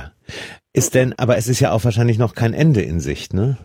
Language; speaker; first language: German; native; German